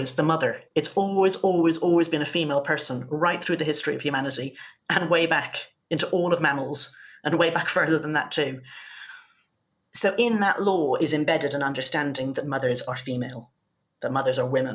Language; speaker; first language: English; native; English